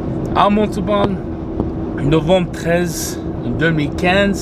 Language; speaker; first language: French; non-native, fluent; English